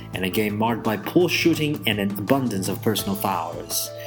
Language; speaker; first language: English; non-native, fluent; Chinese